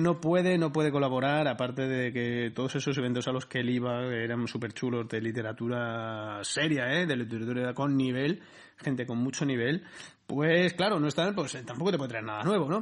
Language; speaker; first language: Spanish; native; Spanish